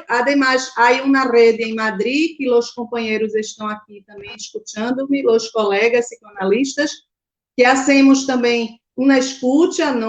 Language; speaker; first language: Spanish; non-native, fluent; Portuguese